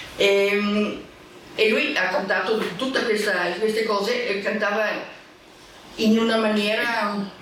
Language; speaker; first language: Italian; non-native, fluent; German